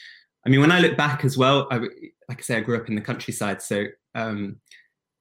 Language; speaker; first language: English; native; English